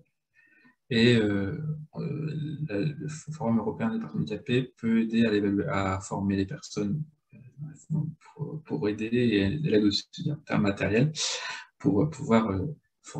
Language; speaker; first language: French; native; French